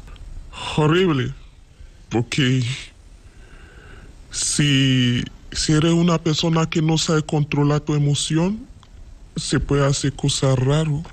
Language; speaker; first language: Spanish; non-native, learner; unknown